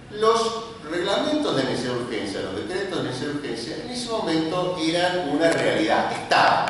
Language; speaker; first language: Spanish; native; Spanish